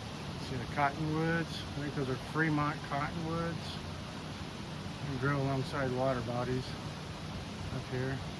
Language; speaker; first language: English; native; English